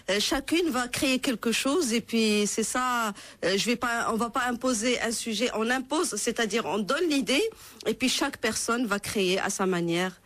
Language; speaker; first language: French; non-native, local second language; Arabic